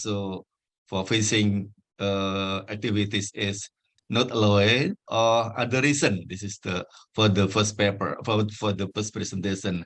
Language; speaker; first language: English; non-native, fluent; Indonesian